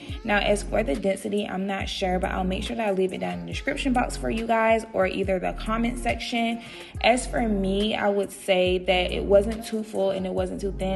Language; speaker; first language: English; native; English